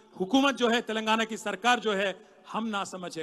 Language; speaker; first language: Hindi; non-native, local second language; Telugu